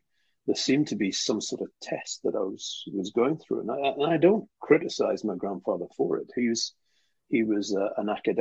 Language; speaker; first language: English; native; English